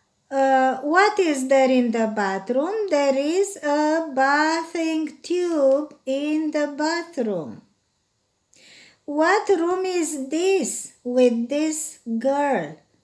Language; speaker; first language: English; non-native, fluent; Romanian